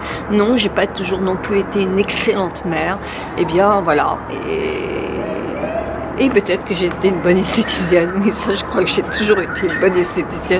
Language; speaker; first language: French; native; French